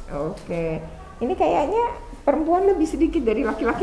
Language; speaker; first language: Indonesian; native; Indonesian